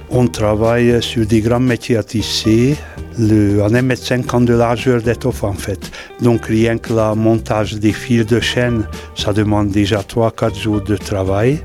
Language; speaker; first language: French; non-native, fluent; Hungarian